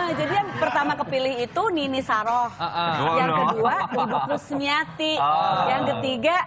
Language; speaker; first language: Indonesian; native; Indonesian